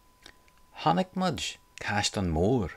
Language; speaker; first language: Irish; non-native, fluent; English